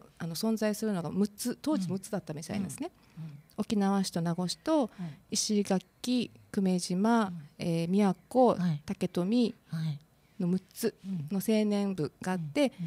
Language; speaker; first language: Japanese; native; Japanese